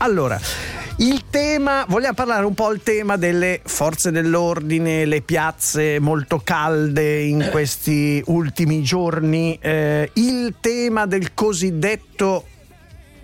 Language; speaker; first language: Italian; native; Italian